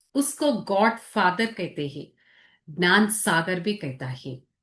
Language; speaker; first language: Hindi; non-native, local second language; Telugu